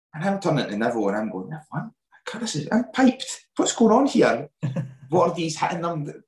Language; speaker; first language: English; native; English